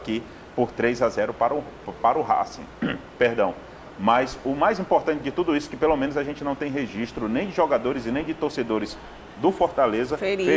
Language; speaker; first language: Portuguese; native; Portuguese